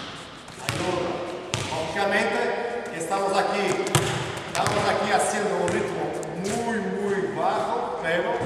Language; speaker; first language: Spanish; non-native, learner; Portuguese